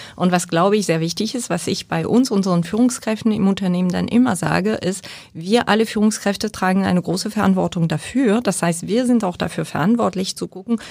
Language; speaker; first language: German; non-native, fluent; French